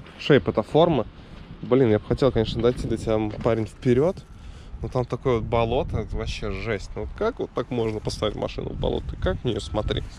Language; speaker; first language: Russian; native; Russian